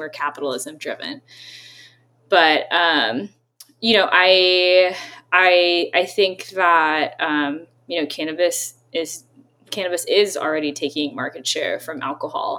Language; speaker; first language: English; native; English